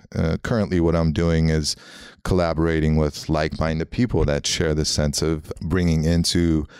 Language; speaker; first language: English; early bilingual, other home language; Armenian